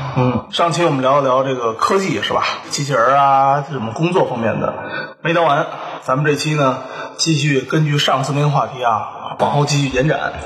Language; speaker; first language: Chinese; native; Chinese